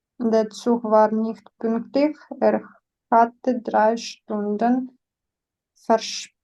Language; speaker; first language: German; non-native, learner; Ukrainian